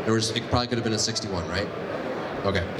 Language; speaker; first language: English; native; English